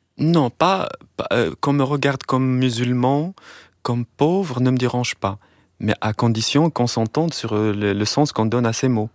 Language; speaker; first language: French; non-native, local second language; Arabic